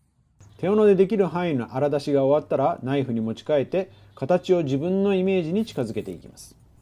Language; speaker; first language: Japanese; native; Japanese